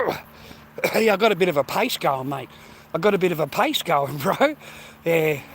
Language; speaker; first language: English; native; English